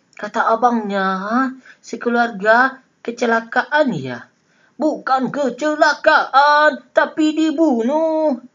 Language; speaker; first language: Indonesian; non-native, local second language; Minangkabau